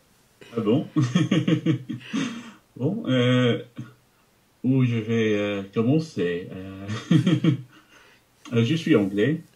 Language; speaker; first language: French; non-native, fluent; English